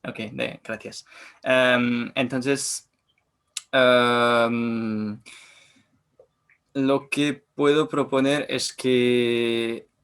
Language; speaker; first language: Spanish; non-native, learner; French